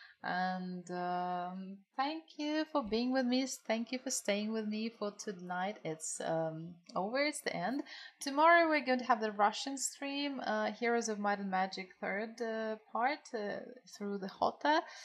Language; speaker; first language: English; non-native, fluent; Russian